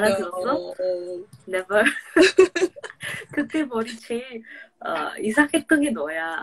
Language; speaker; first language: Korean; non-native, fluent; English